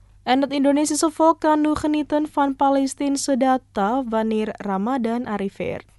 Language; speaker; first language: Dutch; non-native, fluent; Indonesian